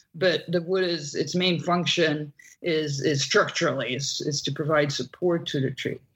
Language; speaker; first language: English; non-native, fluent; Dutch